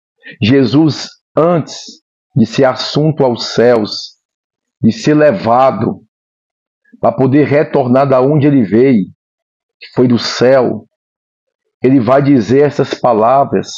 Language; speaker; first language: Portuguese; native; Portuguese